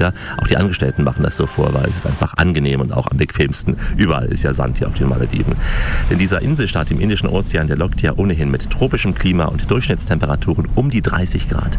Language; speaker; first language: German; native; German